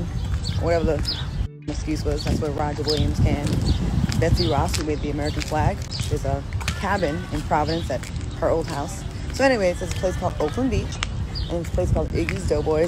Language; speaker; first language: English; native; English